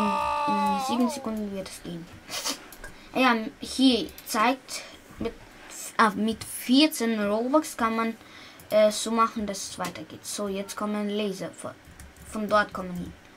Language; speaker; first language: German; early bilingual, other home language; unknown